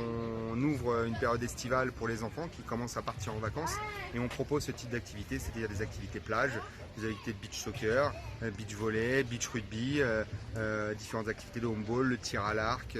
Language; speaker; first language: French; native; French